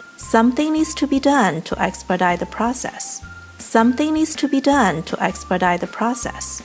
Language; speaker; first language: English; non-native, fluent; Chinese